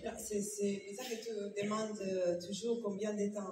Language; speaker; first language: French; non-native, learner; Italian